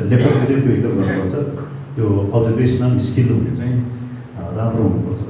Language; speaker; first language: Nepali; non-native, local second language; Gurung